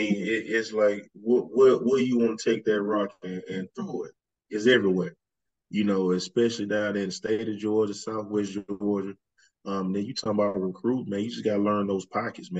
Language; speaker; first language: English; native; English